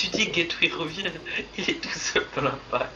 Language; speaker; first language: French; native; French